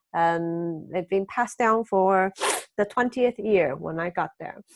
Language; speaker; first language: English; early bilingual, other home language; Chinese